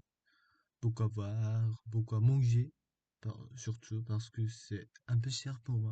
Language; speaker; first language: French; non-native, learner; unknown